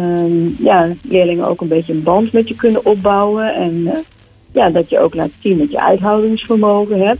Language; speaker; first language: Dutch; native; Dutch